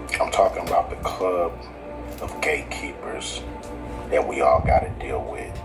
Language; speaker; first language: English; native; English